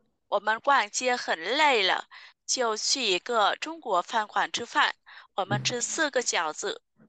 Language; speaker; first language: Chinese; non-native, fluent; Vietnamese